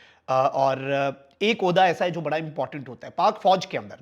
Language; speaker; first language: Urdu; native; Urdu